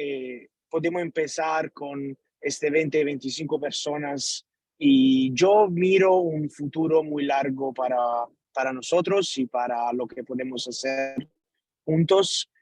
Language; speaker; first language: Spanish; non-native, learner; Italian